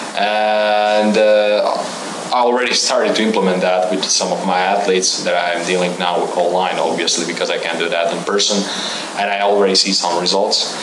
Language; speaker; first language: English; non-native, fluent; Croatian